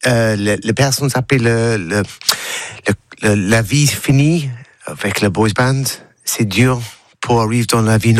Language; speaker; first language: French; non-native, learner; English